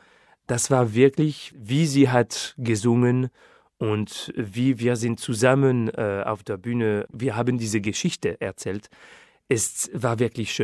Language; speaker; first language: German; non-native, fluent; French